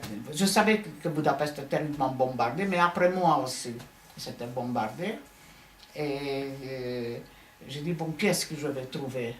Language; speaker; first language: French; non-native, fluent; Hungarian